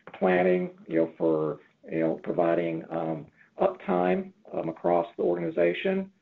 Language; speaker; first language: English; native; English